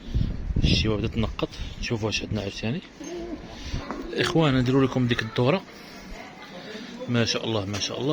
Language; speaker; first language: Arabic; native; Arabic